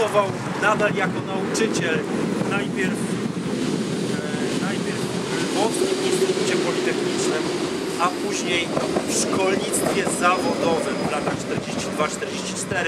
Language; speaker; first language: Polish; native; Polish